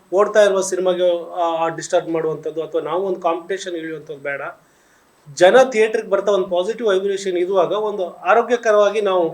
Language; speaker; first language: Kannada; native; Kannada